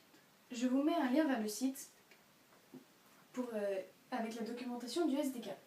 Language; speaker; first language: French; native; French